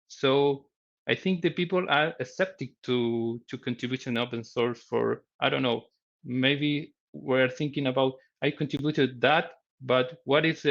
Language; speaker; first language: English; non-native, learner; Spanish